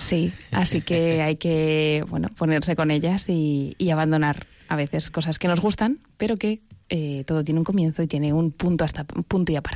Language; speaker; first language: Spanish; native; Spanish